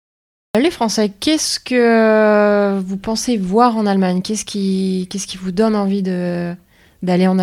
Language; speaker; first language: French; native; French